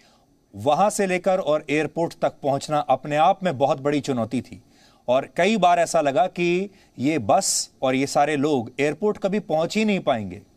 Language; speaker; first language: Hindi; native; Hindi